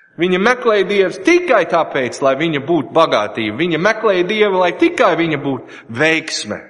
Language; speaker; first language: Latvian; non-native, learner; English